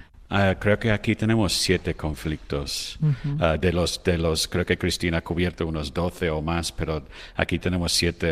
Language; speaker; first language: Spanish; non-native, fluent; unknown